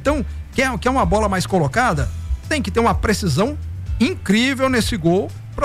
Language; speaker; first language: Portuguese; native; Portuguese